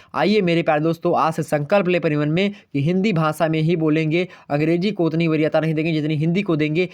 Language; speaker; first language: Hindi; native; Hindi